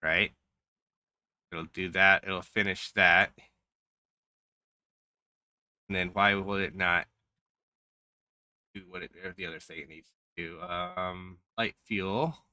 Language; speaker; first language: English; native; English